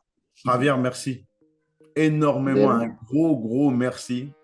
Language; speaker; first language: French; native; French